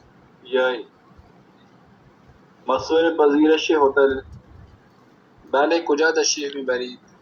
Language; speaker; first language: Persian; non-native, learner; Urdu